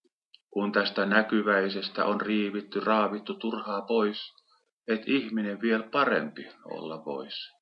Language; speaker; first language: Finnish; native; Finnish